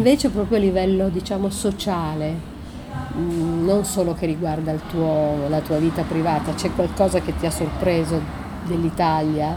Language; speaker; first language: Italian; native; Italian